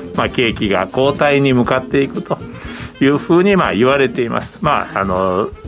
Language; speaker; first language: Japanese; native; Japanese